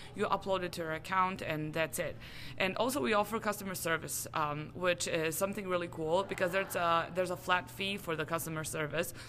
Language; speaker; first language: English; non-native, fluent; Serbian